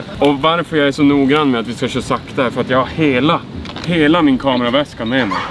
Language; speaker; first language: Swedish; native; Swedish